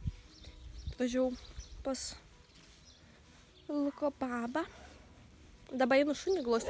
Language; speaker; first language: Lithuanian; native; Lithuanian